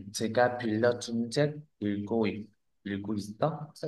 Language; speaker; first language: Korean; non-native, fluent; Vietnamese